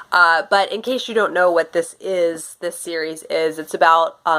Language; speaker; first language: English; native; English